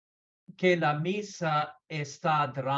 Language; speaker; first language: Spanish; non-native, learner; English